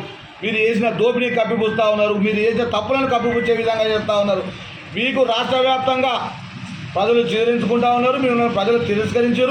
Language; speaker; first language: Telugu; native; Telugu